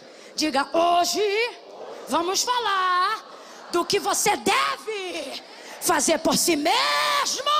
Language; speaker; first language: Portuguese; native; Portuguese